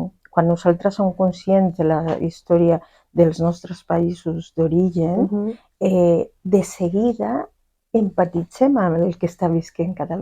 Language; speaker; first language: Catalan; non-native, fluent; Spanish